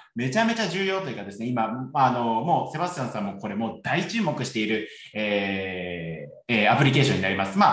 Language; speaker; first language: Japanese; native; Japanese